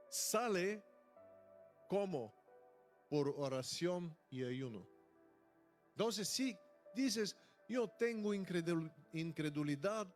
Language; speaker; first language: Spanish; non-native, fluent; Bulgarian